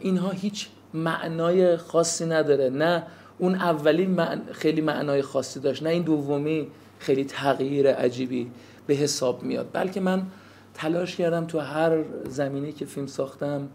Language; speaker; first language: Persian; native; Persian